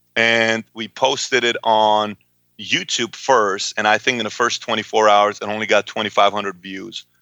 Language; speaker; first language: English; early bilingual, other home language; Persian